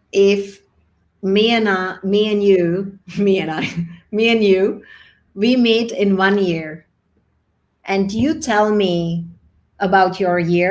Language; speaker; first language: English; non-native, fluent; Czech